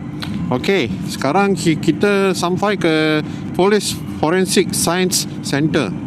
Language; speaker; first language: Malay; non-native, local second language; Tamil